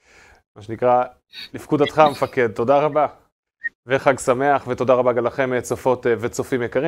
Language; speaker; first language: Hebrew; native; Hebrew